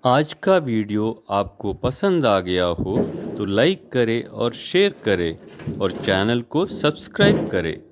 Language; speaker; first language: Hindi; non-native, local second language; Kannada